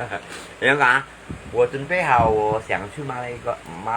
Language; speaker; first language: Chinese; non-native, learner; Hakka Chinese